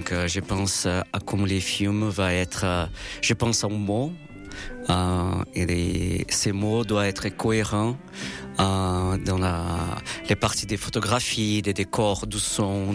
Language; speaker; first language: French; non-native, fluent; Portuguese